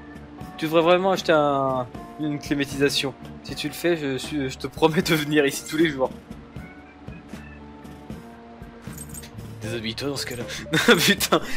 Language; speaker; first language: French; native; French